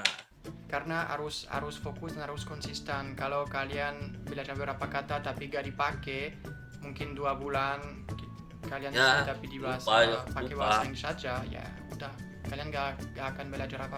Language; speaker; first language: Indonesian; non-native, fluent; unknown